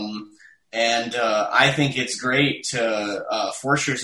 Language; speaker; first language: English; native; English